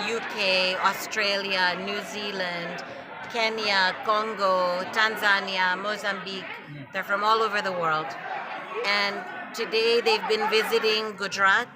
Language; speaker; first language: English; native; English